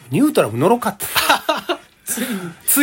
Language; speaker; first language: Japanese; native; Japanese